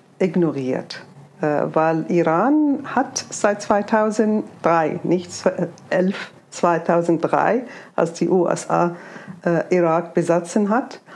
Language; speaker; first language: German; non-native, fluent; Arabic